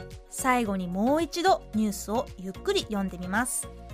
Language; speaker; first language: Japanese; native; Japanese